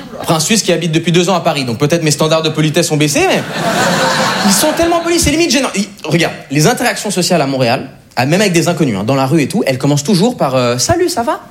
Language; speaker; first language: French; native; French